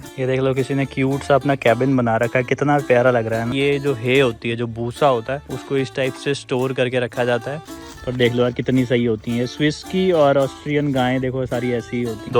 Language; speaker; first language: Hindi; native; Hindi